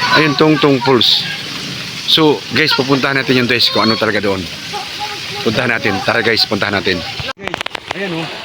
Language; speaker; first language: Filipino; native; Filipino